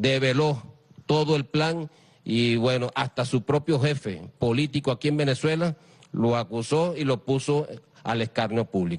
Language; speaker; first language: Spanish; native; Spanish